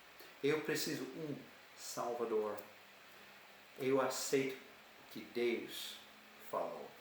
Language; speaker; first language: Portuguese; non-native, learner; English